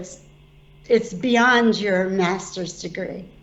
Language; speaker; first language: English; native; English